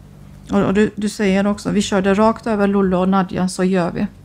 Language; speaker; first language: Swedish; native; Swedish